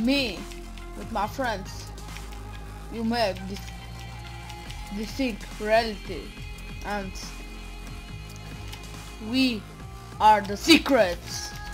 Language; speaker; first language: English; non-native, learner; Bulgarian